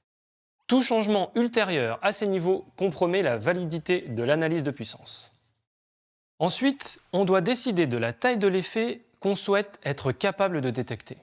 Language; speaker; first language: French; native; French